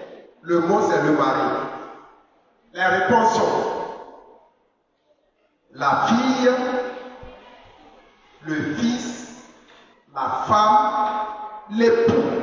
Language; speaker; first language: French; non-native, fluent; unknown